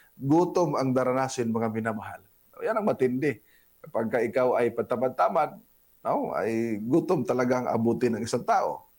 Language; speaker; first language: Filipino; non-native, local second language; Cebuano